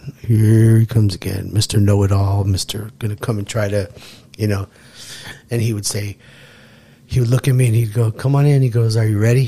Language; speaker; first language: English; native; English